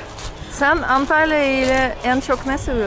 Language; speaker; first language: Turkish; non-native, fluent; Russian